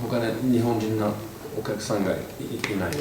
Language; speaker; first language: Japanese; non-native, fluent; Turkish